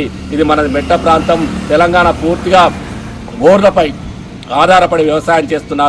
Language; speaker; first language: Telugu; native; Telugu